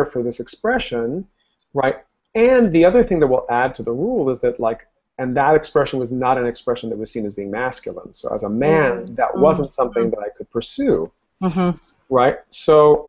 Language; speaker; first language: English; early bilingual, other home language; Spanish